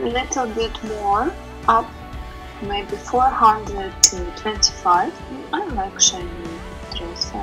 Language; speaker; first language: English; non-native, learner; Russian